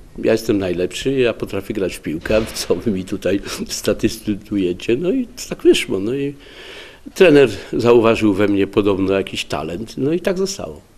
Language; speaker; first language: Polish; native; Polish